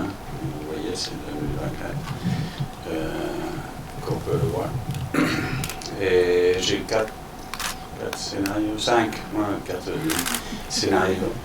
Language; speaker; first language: French; non-native, fluent; Danish